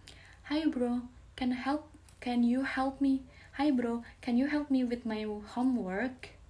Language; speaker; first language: English; non-native, fluent; Indonesian